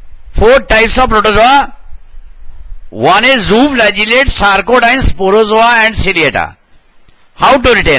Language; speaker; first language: English; non-native, local second language; Hindi